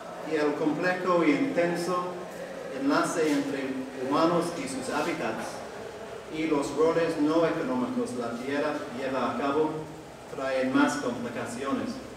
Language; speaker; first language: Spanish; non-native, fluent; English